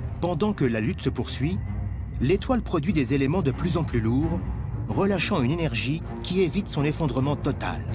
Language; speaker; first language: French; native; French